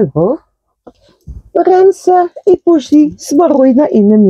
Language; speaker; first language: Polish; non-native, learner; Dutch